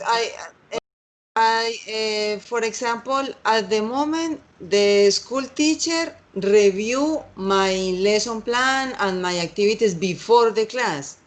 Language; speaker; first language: English; non-native, learner; Spanish